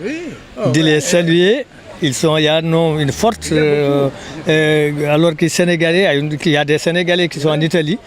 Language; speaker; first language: French; non-native, local second language; Fula